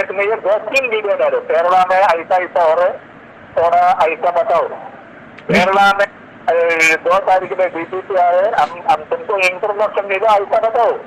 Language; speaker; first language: Hindi; non-native, local second language; Malayalam